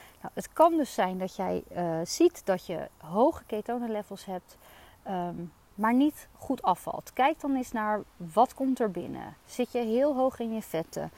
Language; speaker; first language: Dutch; native; Dutch